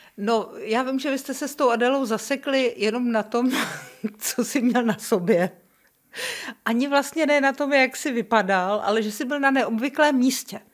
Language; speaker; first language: Czech; native; Czech